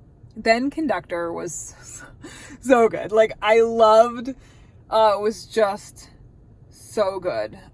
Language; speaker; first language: English; native; English